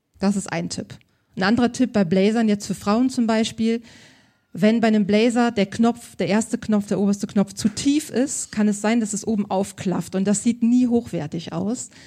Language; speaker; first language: German; native; German